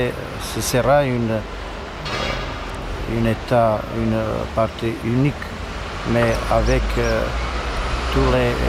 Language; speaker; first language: French; non-native, learner; Serbian